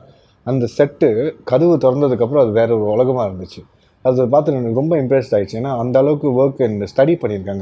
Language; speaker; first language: Tamil; native; Tamil